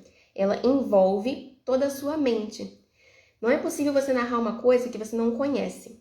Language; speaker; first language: Portuguese; native; Portuguese